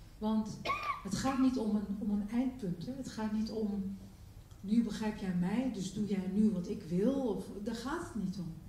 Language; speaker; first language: Dutch; early bilingual, other home language; Turkish